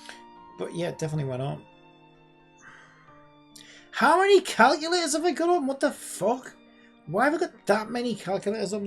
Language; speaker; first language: English; native; English